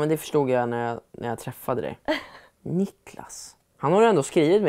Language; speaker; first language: Swedish; native; Swedish